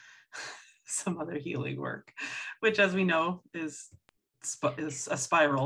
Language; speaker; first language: English; native; English